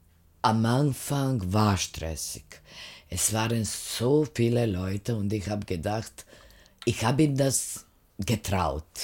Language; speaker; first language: German; non-native, fluent; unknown